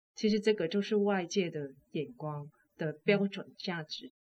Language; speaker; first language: Chinese; non-native, fluent; Cantonese